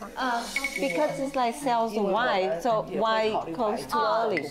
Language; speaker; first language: English; non-native, learner; Vietnamese